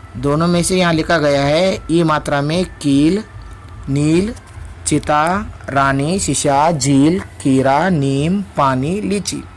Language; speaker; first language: Hindi; non-native, local second language; Kannada